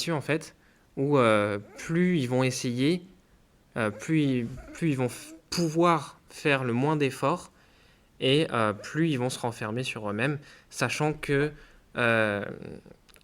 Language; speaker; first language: French; native; French